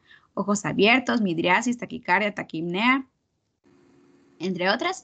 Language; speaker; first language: Spanish; native; Spanish